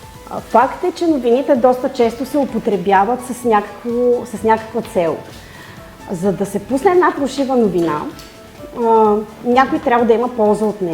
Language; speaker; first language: Bulgarian; native; Bulgarian